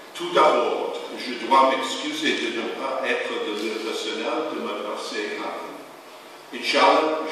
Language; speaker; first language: French; non-native, learner; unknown